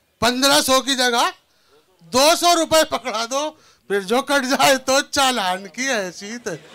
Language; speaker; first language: Urdu; native; Urdu